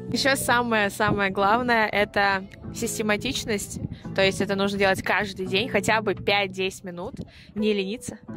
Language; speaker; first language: Russian; native; Russian